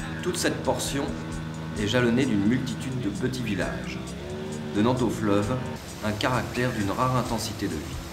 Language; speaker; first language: French; native; French